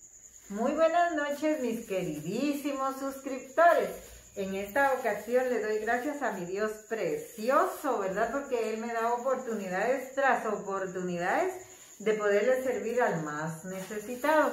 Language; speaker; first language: Spanish; native; Spanish